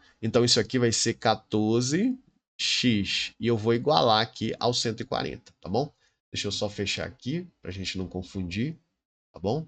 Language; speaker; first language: Portuguese; native; Portuguese